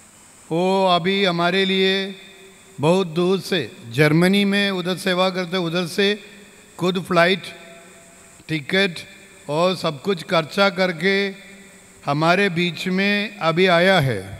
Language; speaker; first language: Hindi; non-native, local second language; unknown